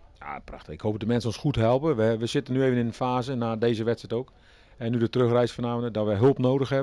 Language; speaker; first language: Dutch; native; Dutch